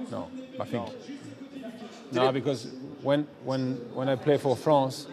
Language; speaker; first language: English; non-native, fluent; French